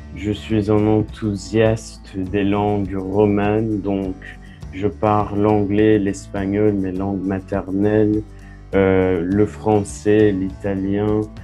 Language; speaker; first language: French; non-native, fluent; English